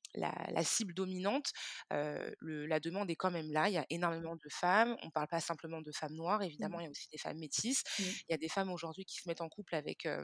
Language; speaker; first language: French; early bilingual, other home language; Hebrew